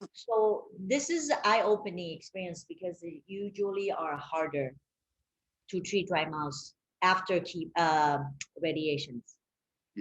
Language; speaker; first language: English; non-native, fluent; Chinese